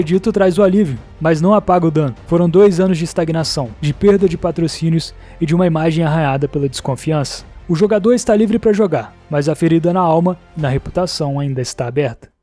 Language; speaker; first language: Portuguese; native; Portuguese